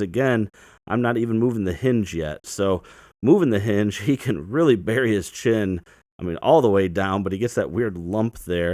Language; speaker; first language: English; native; English